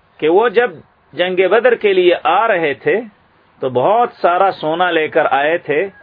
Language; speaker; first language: Urdu; native; Urdu